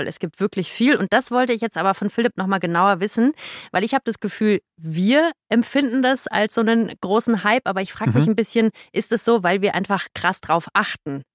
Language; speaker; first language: German; native; German